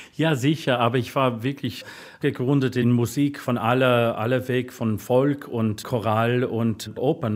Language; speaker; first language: German; non-native, fluent; English